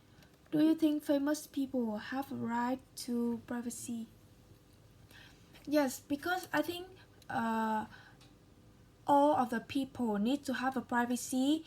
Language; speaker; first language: English; non-native, learner; Vietnamese